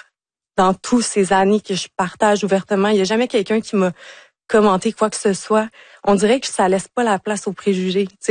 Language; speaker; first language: French; native; French